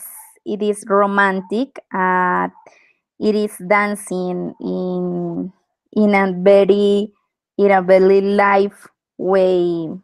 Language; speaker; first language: English; non-native, learner; Spanish